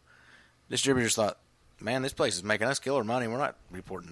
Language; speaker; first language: English; native; English